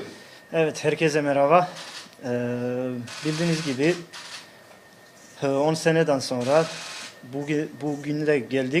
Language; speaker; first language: Turkish; non-native, fluent; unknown